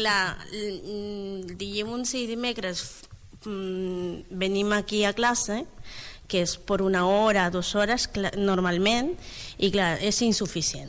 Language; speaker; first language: Catalan; non-native, learner; Spanish